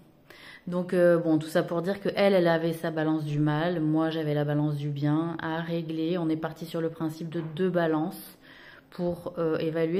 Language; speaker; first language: French; native; French